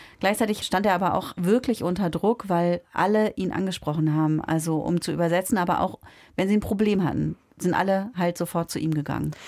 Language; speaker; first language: German; native; German